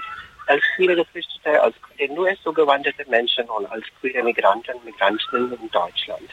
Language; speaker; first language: German; non-native, fluent; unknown